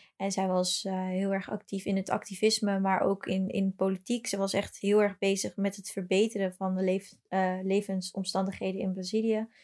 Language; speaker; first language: Dutch; early bilingual, other home language; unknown